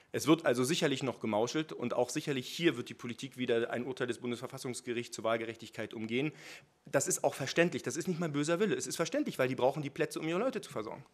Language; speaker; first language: German; native; German